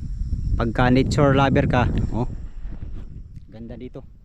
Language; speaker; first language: Filipino; non-native, local second language; Cebuano